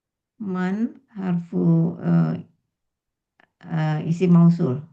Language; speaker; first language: Arabic; non-native, learner; Indonesian